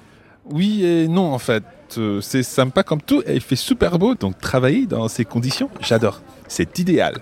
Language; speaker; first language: French; non-native, fluent; English